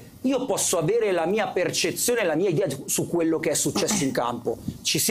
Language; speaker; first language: Italian; native; Italian